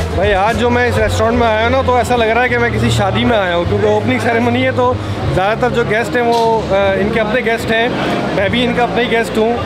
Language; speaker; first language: Urdu; native; Urdu